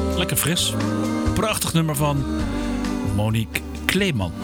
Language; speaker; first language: Dutch; native; Dutch